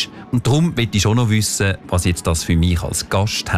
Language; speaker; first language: German; native; German